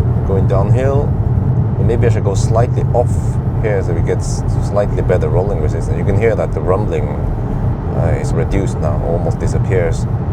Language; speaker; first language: English; non-native, fluent; Norwegian